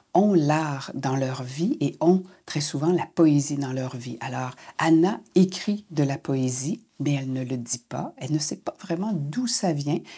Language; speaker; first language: French; native; French